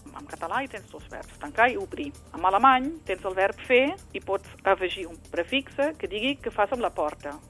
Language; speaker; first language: Catalan; non-native, fluent; German